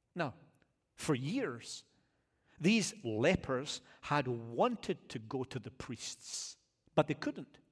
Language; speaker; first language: English; native; English